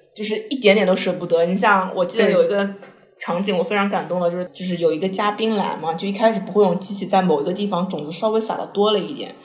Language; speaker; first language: Chinese; non-native, local second language; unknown